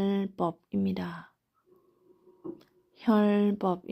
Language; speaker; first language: Korean; non-native, learner; Thai